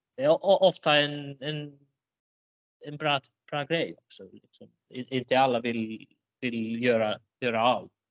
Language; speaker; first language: Swedish; non-native, local second language; Finnish